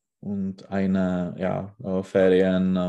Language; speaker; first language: German; non-native, learner; Czech